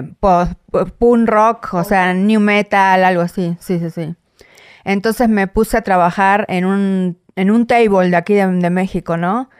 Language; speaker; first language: Spanish; native; Spanish